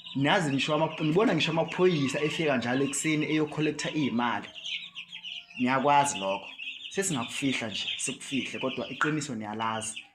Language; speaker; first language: Zulu; native; Zulu